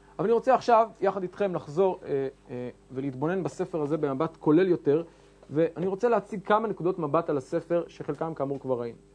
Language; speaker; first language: Hebrew; native; Hebrew